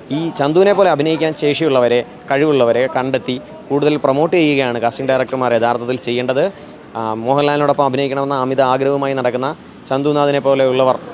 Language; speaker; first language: Malayalam; native; Malayalam